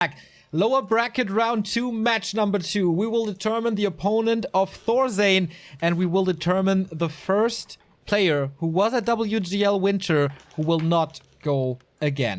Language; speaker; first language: English; non-native, fluent; German